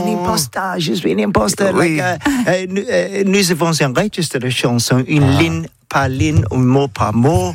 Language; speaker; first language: French; non-native, learner; English